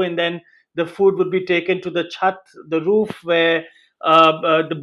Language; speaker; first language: English; non-native, local second language; Hindi